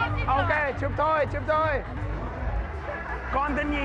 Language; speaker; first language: Vietnamese; early bilingual, heritage; English